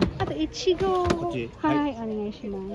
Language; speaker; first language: Japanese; non-native, learner; Filipino